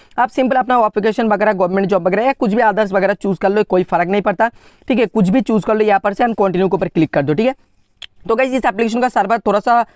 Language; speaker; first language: Hindi; non-native, local second language; Bangla